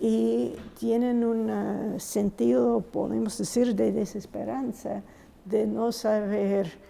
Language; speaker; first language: Spanish; non-native, fluent; English